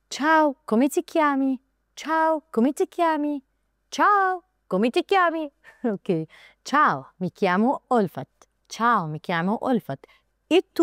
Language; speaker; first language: Italian; non-native, learner; Arabic